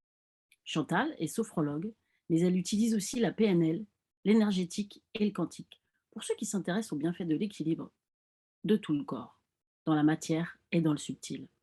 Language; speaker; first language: French; native; French